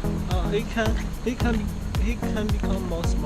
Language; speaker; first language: English; non-native, learner; Chinese